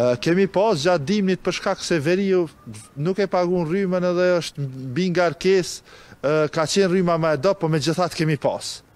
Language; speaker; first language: Albanian; native; Albanian